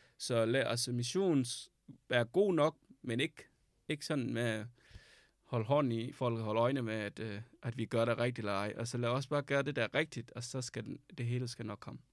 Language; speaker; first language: Danish; non-native, fluent; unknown